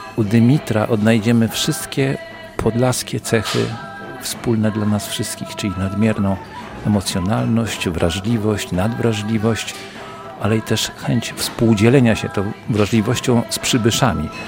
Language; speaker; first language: Polish; native; Polish